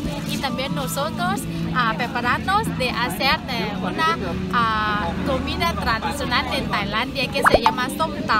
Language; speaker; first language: Spanish; non-native, learner; Thai